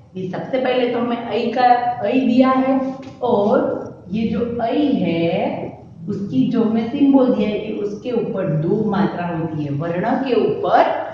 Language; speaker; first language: Hindi; non-native, local second language; Gujarati